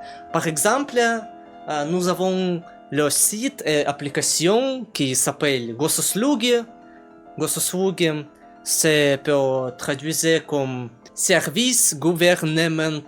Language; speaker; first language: French; non-native, learner; Russian